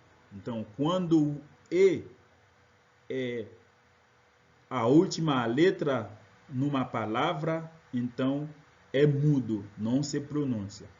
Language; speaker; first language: Portuguese; non-native, fluent; French